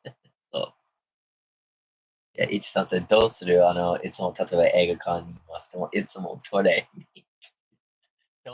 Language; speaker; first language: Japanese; non-native, learner; English